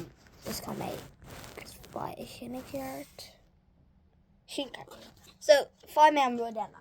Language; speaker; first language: Irish; non-native, learner; English